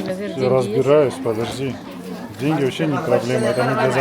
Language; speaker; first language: Russian; native; Russian